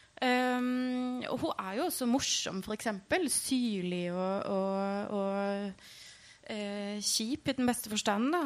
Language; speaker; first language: Norwegian; native; Norwegian